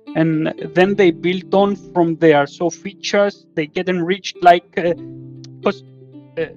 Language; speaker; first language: English; non-native, fluent; Greek